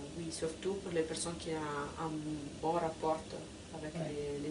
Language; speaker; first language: French; non-native, fluent; Italian